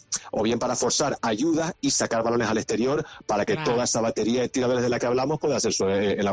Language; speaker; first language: Spanish; native; Spanish